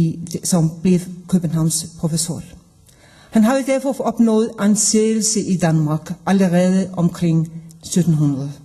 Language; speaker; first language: Danish; non-native, fluent; Icelandic